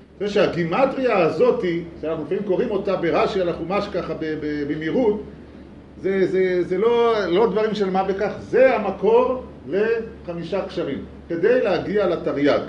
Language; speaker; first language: Hebrew; native; Hebrew